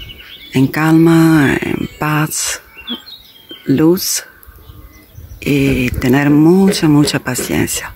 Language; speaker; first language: Spanish; non-native, learner; Italian